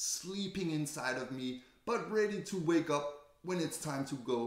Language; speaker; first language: English; non-native, fluent; Danish